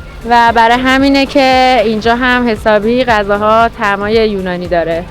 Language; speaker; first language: Persian; native; Persian